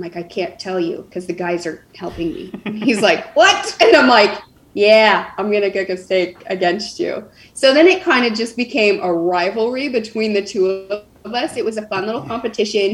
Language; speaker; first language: English; native; English